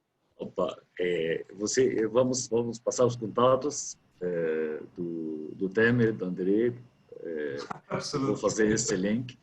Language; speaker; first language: Portuguese; non-native, fluent; Arabic